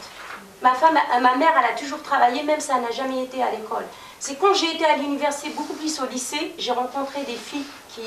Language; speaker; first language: French; non-native, local second language; Kabyle